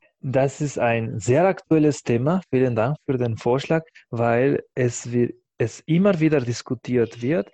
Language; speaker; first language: German; non-native, fluent; Spanish